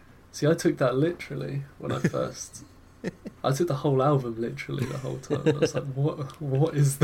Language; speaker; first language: English; native; English